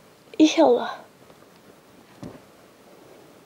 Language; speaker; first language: Turkish; native; Turkish